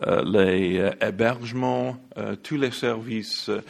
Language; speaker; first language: French; non-native, learner; English